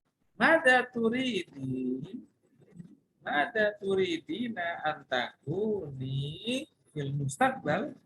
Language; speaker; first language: Arabic; non-native, fluent; Indonesian